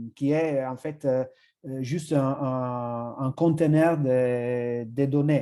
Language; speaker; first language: French; non-native, fluent; Italian